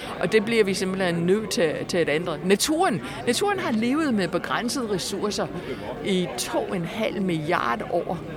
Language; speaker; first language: Danish; non-native, fluent; English